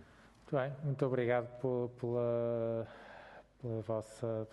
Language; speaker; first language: Portuguese; native; Portuguese